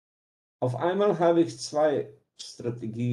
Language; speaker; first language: German; non-native, fluent; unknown